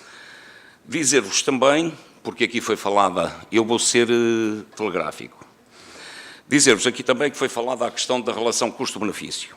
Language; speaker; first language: Portuguese; native; Portuguese